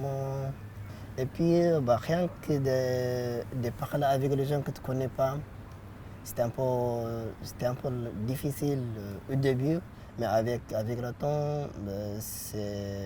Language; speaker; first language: French; non-native, fluent; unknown